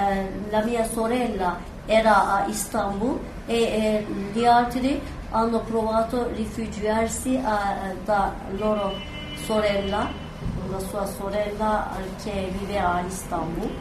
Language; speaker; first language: Italian; non-native, learner; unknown